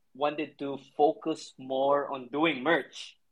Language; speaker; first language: English; non-native, local second language; Cebuano